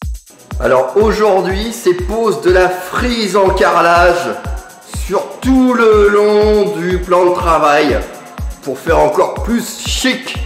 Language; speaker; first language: French; native; French